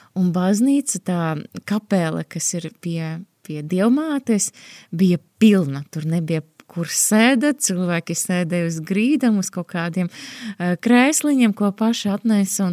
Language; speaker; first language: Latvian; non-native, local second language; Russian